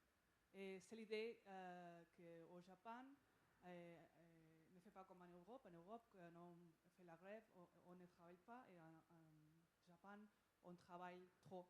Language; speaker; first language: French; non-native, learner; Spanish